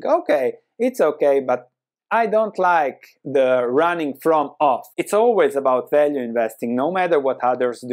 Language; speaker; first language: English; non-native, fluent; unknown